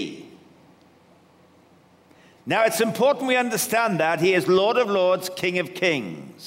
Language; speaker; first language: English; native; English